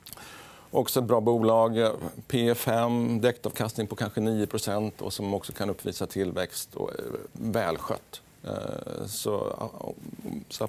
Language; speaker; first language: Swedish; native; Swedish